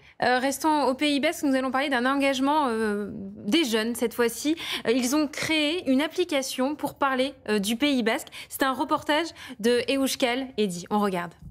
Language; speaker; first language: French; native; French